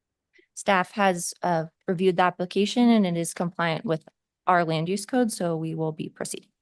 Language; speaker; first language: English; native; English